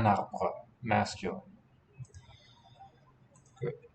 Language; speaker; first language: French; non-native, fluent; English